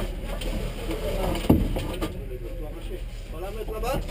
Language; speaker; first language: French; native; French